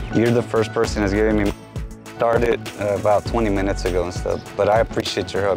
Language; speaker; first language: English; early bilingual, other home language; Spanish